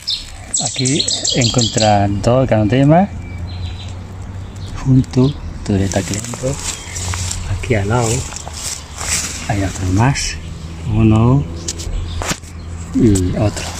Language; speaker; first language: Spanish; non-native, learner; Chinese